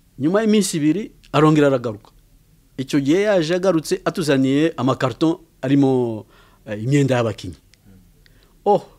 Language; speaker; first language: Kinyarwanda; early bilingual, heritage; Kinyarwanda